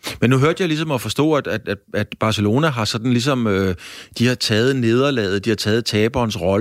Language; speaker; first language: Danish; native; Danish